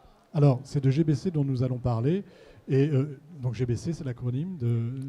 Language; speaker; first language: French; native; French